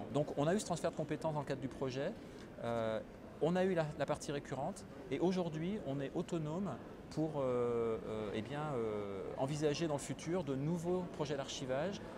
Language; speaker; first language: French; native; French